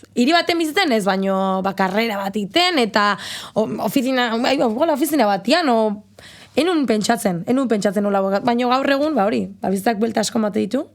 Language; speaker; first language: Basque; non-native, local second language; Spanish